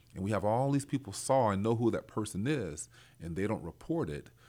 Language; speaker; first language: English; native; English